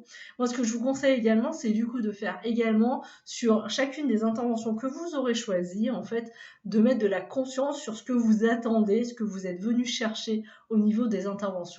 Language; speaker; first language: French; native; French